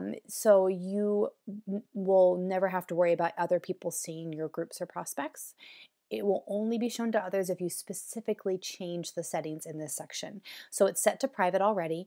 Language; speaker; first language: English; native; English